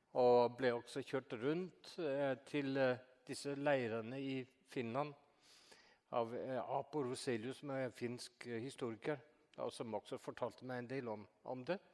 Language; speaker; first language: Norwegian; native; Norwegian